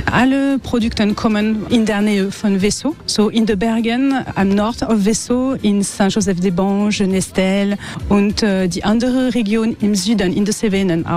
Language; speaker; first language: German; non-native, learner; French